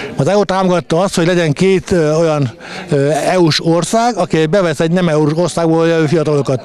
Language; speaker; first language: Hungarian; non-native, fluent; German